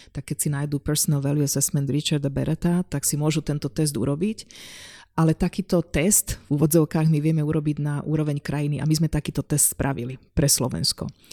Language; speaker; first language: Slovak; non-native, local second language; Hungarian